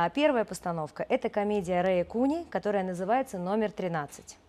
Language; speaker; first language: Russian; native; Russian